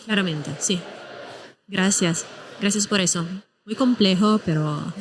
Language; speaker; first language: Spanish; non-native, fluent; Italian